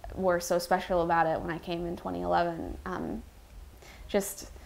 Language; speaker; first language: English; native; English